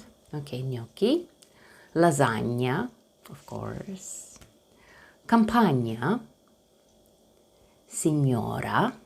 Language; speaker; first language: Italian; non-native, learner; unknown